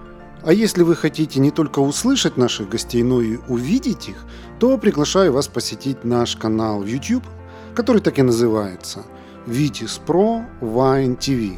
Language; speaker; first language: Russian; native; Russian